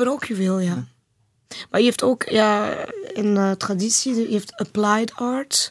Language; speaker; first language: Dutch; non-native, learner; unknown